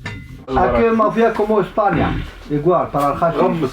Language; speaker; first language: Spanish; non-native, learner; Arabic